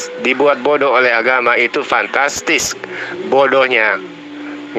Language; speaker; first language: Indonesian; native; Indonesian